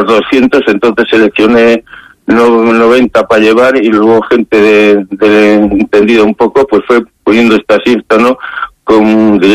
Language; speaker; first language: Spanish; native; Spanish